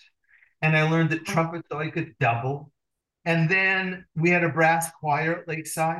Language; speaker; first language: English; native; English